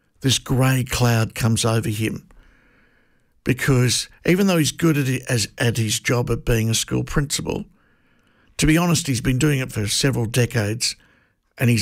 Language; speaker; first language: English; native; English